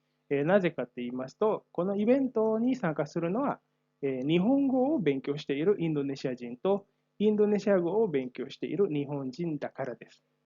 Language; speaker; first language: Japanese; non-native, fluent; Indonesian